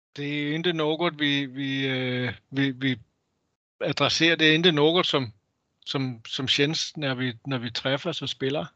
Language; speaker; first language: Danish; native; Danish